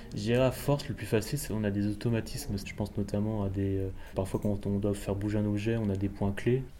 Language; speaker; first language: French; native; French